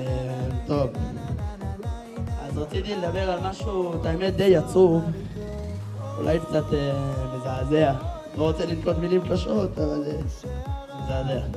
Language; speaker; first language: Hebrew; native; Hebrew